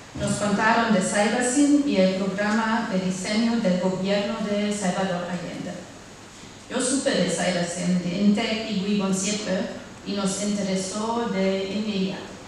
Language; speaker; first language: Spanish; non-native, fluent; German